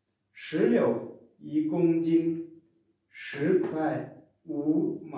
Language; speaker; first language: Chinese; non-native, fluent; Kazakh